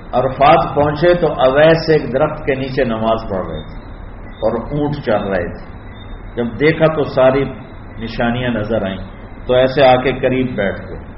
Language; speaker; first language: Urdu; native; Urdu